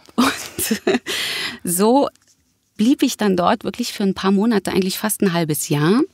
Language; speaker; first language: German; native; German